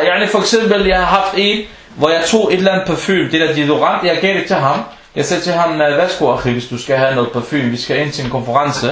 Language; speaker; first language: Danish; non-native, fluent; Arabic